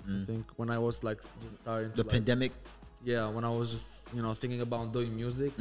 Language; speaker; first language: English; non-native, fluent; Albanian